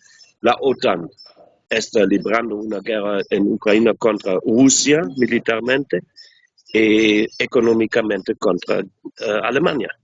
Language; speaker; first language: Spanish; non-native, learner; German